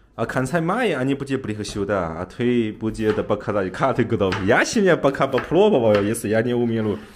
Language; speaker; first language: Russian; non-native, learner; Chinese